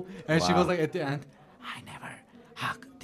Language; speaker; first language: English; non-native, fluent; Turkish